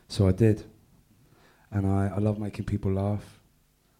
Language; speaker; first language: English; native; English